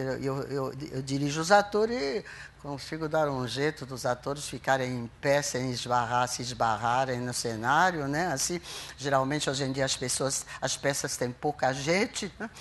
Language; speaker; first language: Portuguese; non-native, fluent; French